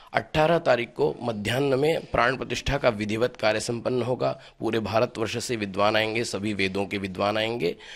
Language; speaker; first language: Hindi; native; Hindi